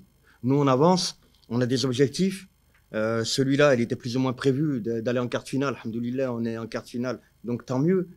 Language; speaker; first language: French; native; French